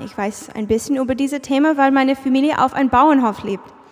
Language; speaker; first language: German; non-native, learner; English